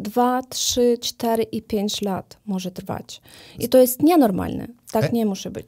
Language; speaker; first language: Polish; non-native, learner; Ukrainian